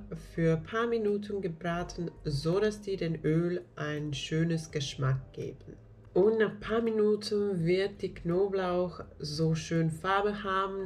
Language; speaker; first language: German; non-native, fluent; Finnish